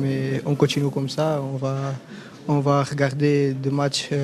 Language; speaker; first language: French; non-native, learner; Portuguese